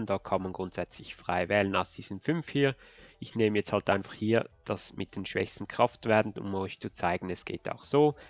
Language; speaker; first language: German; native; German